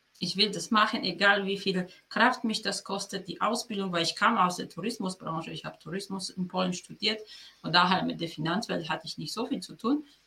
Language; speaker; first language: German; non-native, fluent; Polish